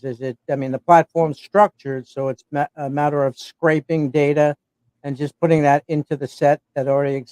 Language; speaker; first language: English; native; English